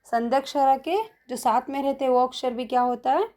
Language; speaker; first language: Hindi; non-native, local second language; Kannada